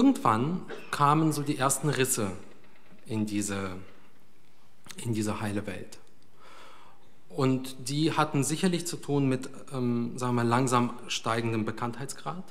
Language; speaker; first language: German; early bilingual, other home language; Russian